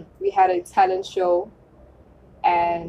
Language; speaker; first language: English; non-native, local second language; German